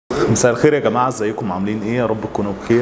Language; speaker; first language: Arabic; native; Arabic